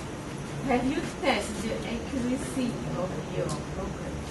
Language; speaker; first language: English; non-native, fluent; Indonesian